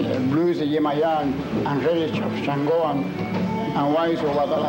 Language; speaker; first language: English; non-native, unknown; Spanish